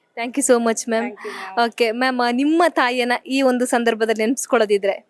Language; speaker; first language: Kannada; native; Kannada